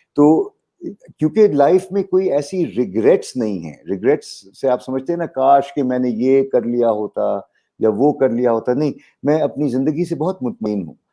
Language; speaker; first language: Urdu; native; Urdu